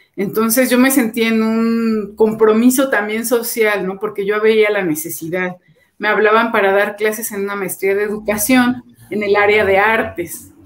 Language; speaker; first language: Spanish; native; Spanish